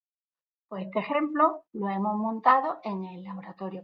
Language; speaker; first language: Spanish; native; Spanish